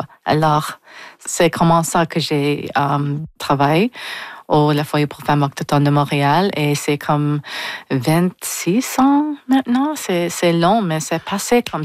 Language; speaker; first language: French; non-native, local second language; English